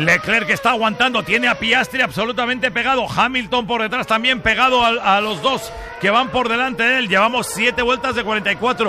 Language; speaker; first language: Spanish; native; Spanish